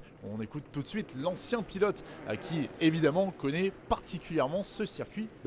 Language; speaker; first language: French; native; French